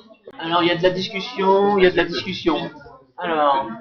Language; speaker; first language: French; native; French